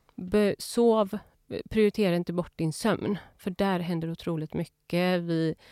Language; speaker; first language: Swedish; early bilingual, other home language; Urdu